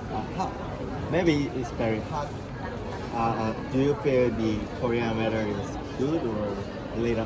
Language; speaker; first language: English; non-native, learner; Korean